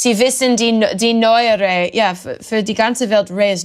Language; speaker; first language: German; non-native, learner; English